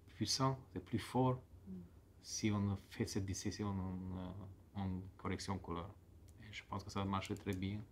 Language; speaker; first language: French; non-native, fluent; Romanian